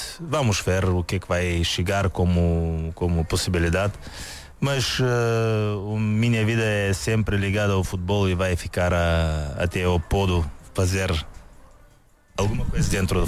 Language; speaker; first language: Portuguese; non-native, learner; Bulgarian